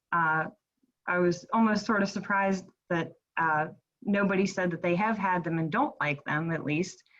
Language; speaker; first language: English; native; English